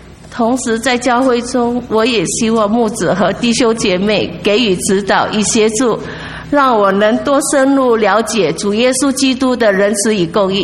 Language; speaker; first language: Chinese; non-native, local second language; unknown